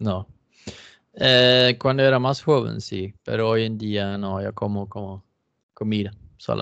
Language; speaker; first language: Spanish; non-native, fluent; Swedish